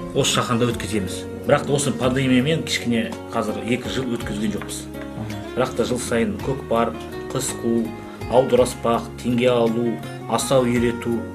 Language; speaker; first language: Kazakh; native; Kazakh